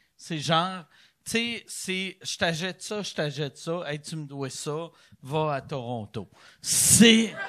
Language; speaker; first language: French; native; French